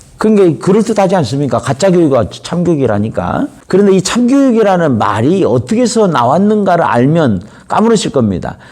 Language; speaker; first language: Korean; native; Korean